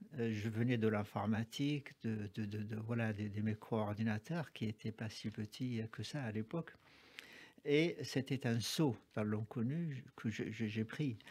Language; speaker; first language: French; non-native, fluent; Arabic